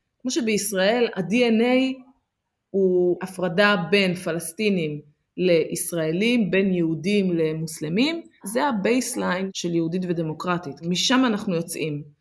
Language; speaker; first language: Hebrew; early bilingual, other home language; Amharic